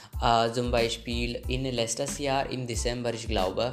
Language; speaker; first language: German; non-native, learner; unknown